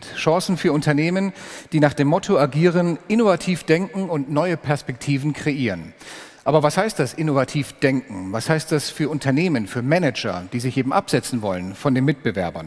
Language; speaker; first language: German; native; German